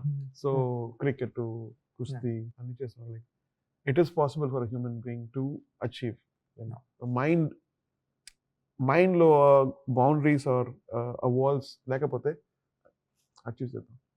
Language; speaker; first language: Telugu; non-native, learner; Tamil